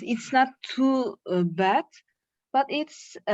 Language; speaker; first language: English; non-native, learner; Turkish